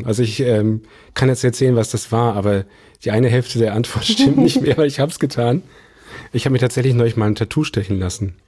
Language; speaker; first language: German; native; German